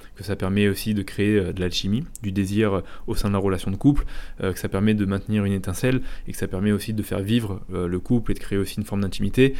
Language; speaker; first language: French; native; French